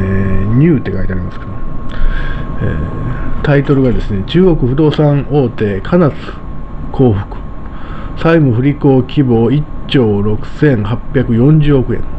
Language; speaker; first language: Japanese; native; Japanese